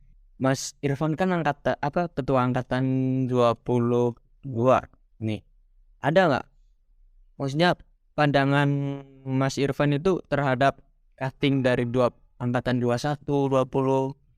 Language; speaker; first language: Indonesian; native; Indonesian